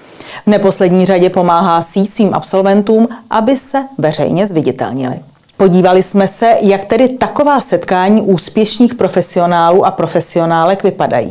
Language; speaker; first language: Czech; native; Czech